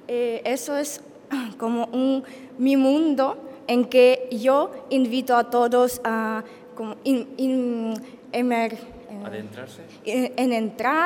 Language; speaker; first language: Spanish; non-native, learner; Ukrainian